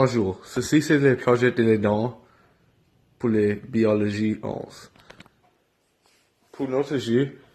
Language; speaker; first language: French; non-native, local second language; English